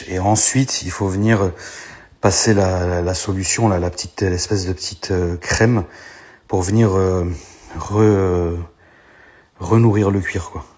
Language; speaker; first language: French; native; French